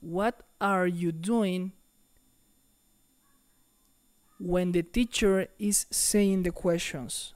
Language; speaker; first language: English; non-native, fluent; Spanish